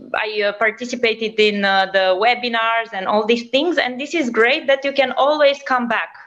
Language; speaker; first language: English; non-native, fluent; Romanian